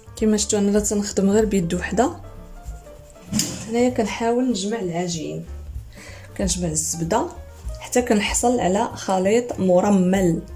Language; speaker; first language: Arabic; native; Arabic